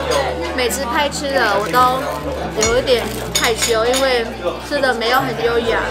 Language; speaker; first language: Chinese; non-native, fluent; Vietnamese